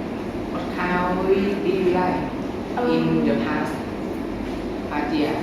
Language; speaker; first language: English; non-native, learner; Thai